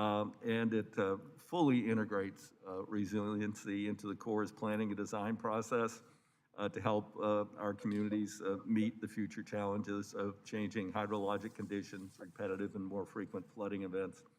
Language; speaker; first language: English; native; English